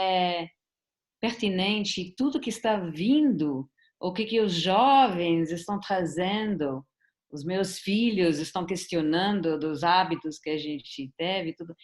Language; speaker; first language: Portuguese; non-native, fluent; German